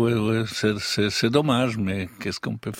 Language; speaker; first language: French; non-native, fluent; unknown